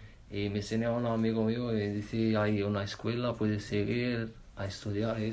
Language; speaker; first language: Spanish; non-native, learner; Arabic